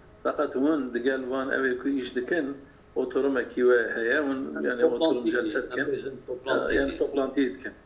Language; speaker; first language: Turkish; non-native, local second language; Kurdish